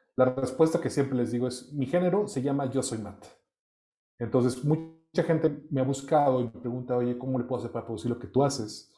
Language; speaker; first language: Spanish; native; Spanish